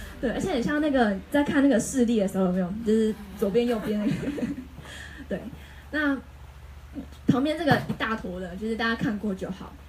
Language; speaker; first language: Chinese; native; Chinese